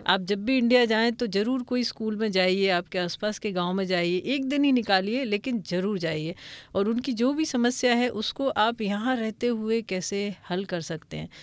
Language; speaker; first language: Hindi; non-native, local second language; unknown